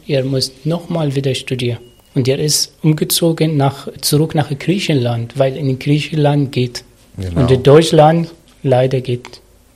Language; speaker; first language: German; non-native, learner; Arabic